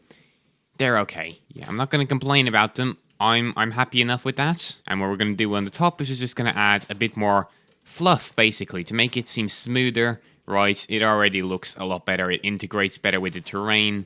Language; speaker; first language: English; native; English